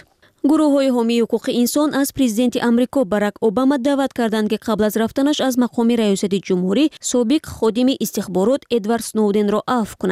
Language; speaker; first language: Persian; native; Persian